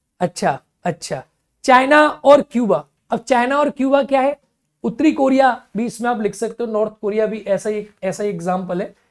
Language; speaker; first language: Hindi; native; Hindi